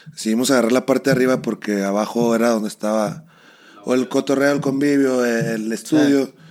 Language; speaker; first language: Spanish; native; Spanish